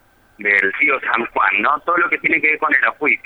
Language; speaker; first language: Spanish; native; Spanish